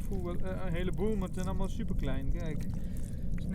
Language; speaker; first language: Dutch; native; Dutch